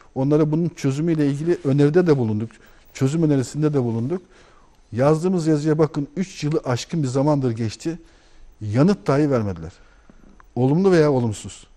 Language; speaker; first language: Turkish; native; Turkish